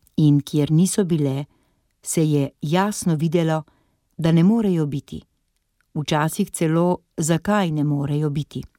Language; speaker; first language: Slovenian; native; Slovenian